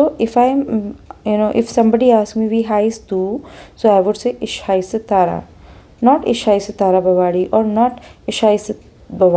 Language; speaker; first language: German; non-native, fluent; Hindi